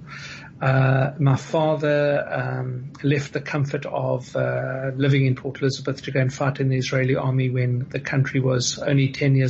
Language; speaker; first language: English; native; English